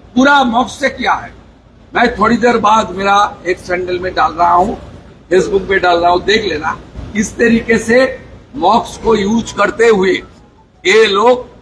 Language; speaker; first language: Hindi; non-native, local second language; Bangla